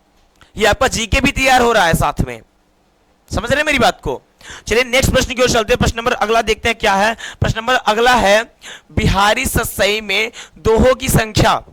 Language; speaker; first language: Hindi; native; Hindi